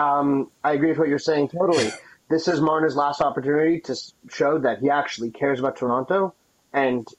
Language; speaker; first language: English; native; English